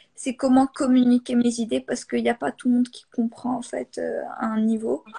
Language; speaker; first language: French; non-native, local second language; Arabic